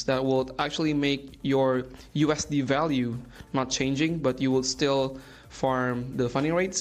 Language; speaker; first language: English; non-native, fluent; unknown